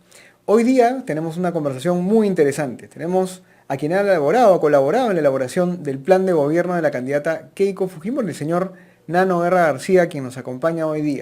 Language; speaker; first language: Spanish; native; Spanish